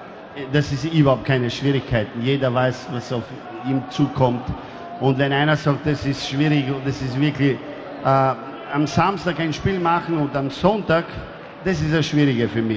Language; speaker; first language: German; non-native, fluent; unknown